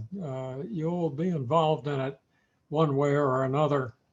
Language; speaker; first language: English; native; English